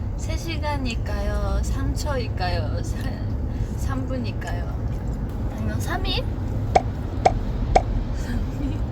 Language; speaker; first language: Korean; non-native, fluent; Japanese